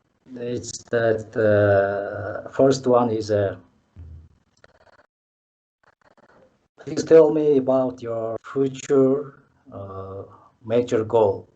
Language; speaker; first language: English; non-native, learner; Mongolian